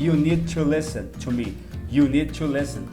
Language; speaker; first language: English; non-native, learner; Portuguese